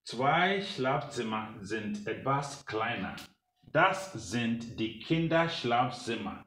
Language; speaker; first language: German; non-native, learner; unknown